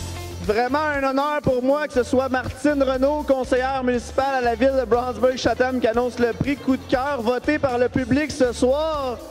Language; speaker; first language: French; native; French